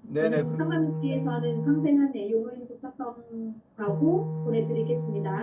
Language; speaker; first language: Korean; non-native, fluent; Vietnamese